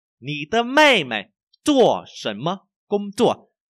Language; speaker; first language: Chinese; non-native, fluent; Vietnamese